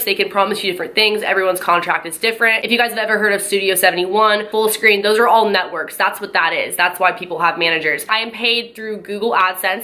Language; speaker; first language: English; native; English